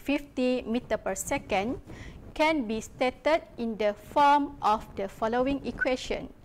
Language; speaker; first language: English; non-native, local second language; Malay